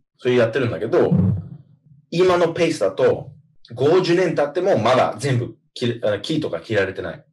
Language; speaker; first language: Japanese; non-native, fluent; English